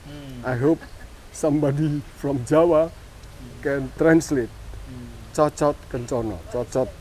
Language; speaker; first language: English; non-native, learner; Indonesian